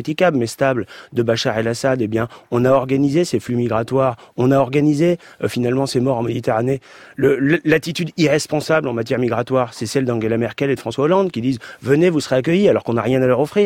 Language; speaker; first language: French; native; French